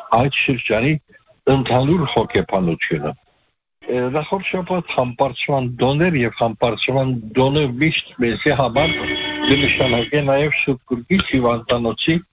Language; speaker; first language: Armenian; native; Armenian